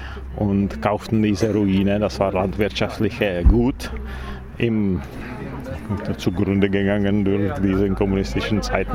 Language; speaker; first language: German; non-native, learner; Czech